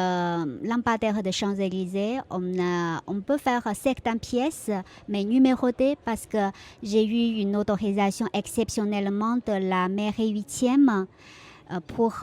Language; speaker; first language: French; non-native, fluent; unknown